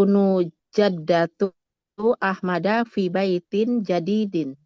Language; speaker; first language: Arabic; non-native, learner; Indonesian